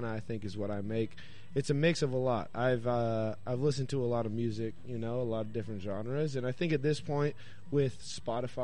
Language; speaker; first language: English; native; English